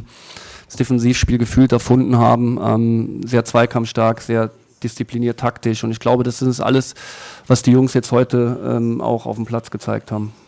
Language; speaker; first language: German; native; German